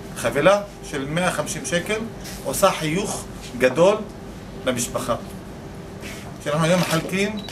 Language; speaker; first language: Hebrew; non-native, local second language; Arabic